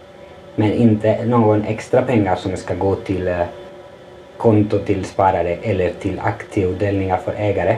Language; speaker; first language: Swedish; non-native, fluent; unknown